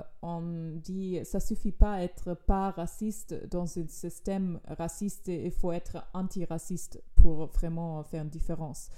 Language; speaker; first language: French; non-native, fluent; German